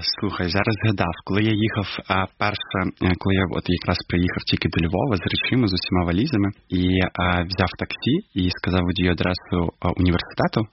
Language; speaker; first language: Ukrainian; non-native, local second language; Crimean Tatar